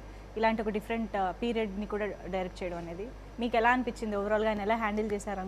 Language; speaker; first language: Telugu; native; Telugu